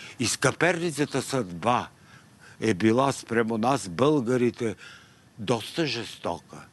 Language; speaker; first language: Bulgarian; native; Bulgarian